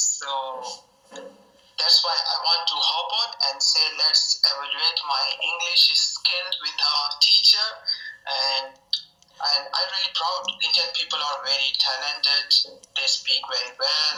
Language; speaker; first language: English; non-native, local second language; Urdu